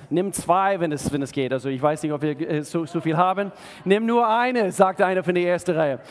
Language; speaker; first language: German; non-native, fluent; English